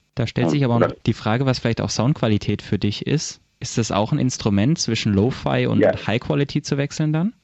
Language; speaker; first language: German; non-native, fluent; English